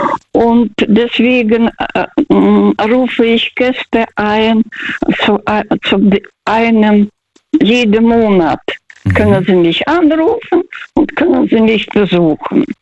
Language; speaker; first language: German; non-native, fluent; Russian